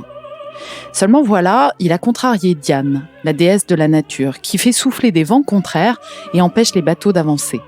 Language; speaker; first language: French; native; French